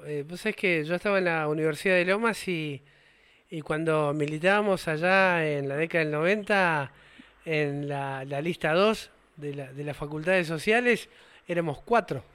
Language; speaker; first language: Spanish; native; Spanish